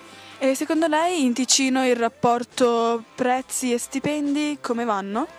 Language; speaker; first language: Italian; native; Italian